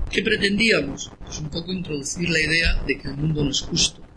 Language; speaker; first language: Spanish; native; Spanish